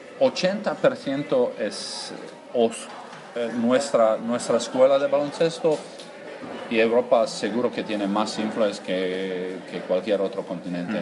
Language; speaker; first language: Spanish; non-native, learner; Croatian